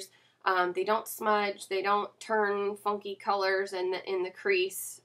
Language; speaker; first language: English; native; English